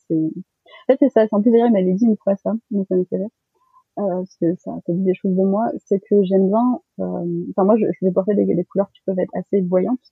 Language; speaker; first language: French; early bilingual, other home language; Malagasy